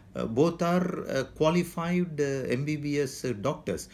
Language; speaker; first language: English; non-native, local second language; Tamil